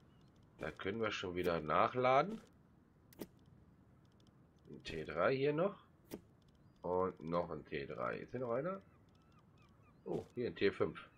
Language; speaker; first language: German; native; German